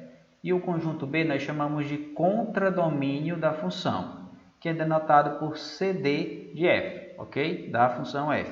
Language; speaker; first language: Portuguese; native; Portuguese